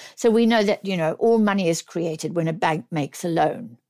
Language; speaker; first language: English; native; English